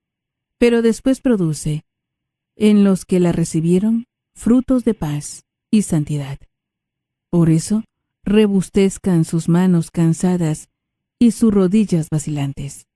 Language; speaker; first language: Spanish; native; Spanish